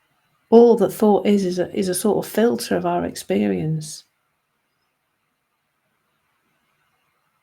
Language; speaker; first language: English; native; English